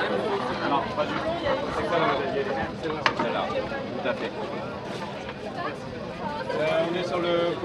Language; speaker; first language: French; native; French